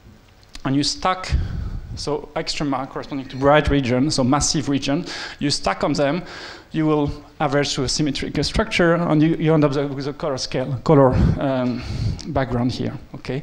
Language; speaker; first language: English; non-native, fluent; French